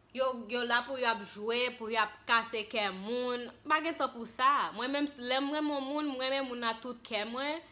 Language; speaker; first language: Haitian Creole; early bilingual, heritage; Haitian Creole